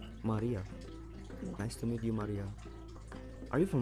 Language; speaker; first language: English; non-native, fluent; Indonesian